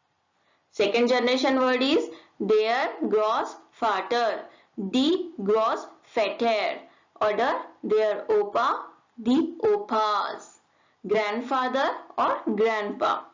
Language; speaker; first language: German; non-native, learner; Hindi